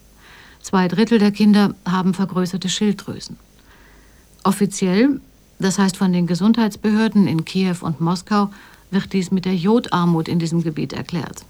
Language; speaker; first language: German; native; German